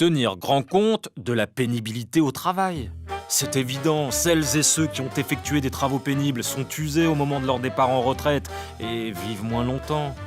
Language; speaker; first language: French; native; French